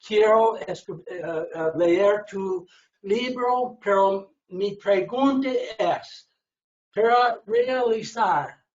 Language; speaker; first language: Spanish; non-native, learner; English